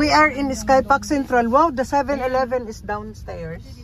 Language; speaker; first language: English; non-native, local second language; Filipino